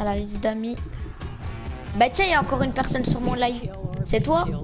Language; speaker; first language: French; native; French